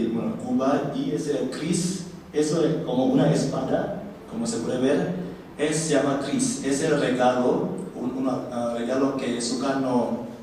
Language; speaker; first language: Spanish; non-native, learner; Indonesian